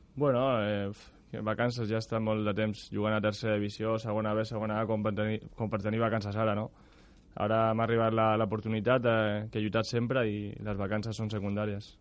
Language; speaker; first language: Catalan; non-native, local second language; Spanish